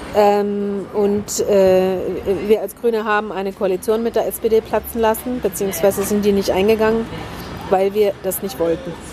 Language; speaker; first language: German; early bilingual, heritage; German